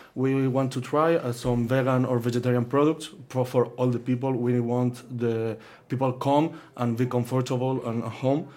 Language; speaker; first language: English; non-native, learner; Catalan